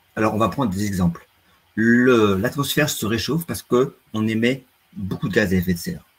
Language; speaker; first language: French; native; French